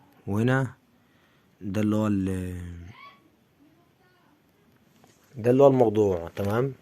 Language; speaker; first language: Arabic; native; Arabic